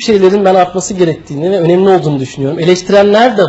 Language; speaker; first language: Turkish; native; Turkish